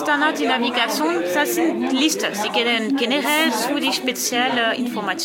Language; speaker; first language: German; non-native, learner; French